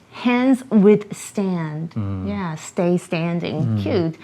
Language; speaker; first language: English; non-native, fluent; Chinese